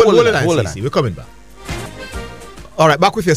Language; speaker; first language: English; native; English